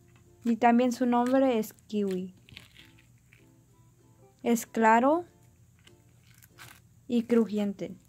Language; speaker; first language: Spanish; early bilingual, heritage; Spanish